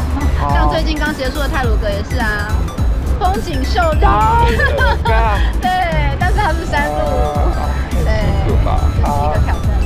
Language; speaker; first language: Chinese; native; Chinese